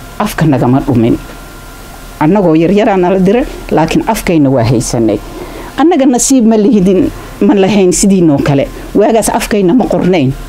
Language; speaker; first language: Somali; native; Somali